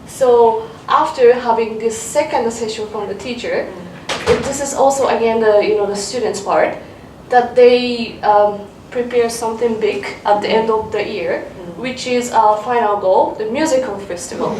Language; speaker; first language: English; non-native, learner; Japanese